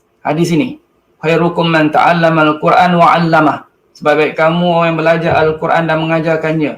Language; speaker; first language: Malay; native; Malay